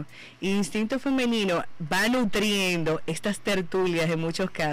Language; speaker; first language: Spanish; native; Spanish